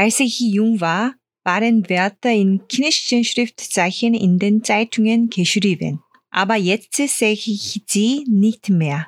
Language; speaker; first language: German; non-native, fluent; Korean